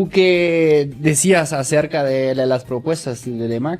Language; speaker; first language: Spanish; native; Spanish